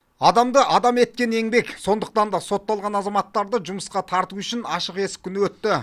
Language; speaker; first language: Kazakh; native; Kazakh